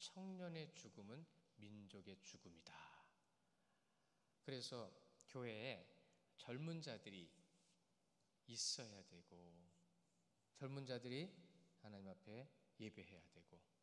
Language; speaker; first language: Korean; native; Korean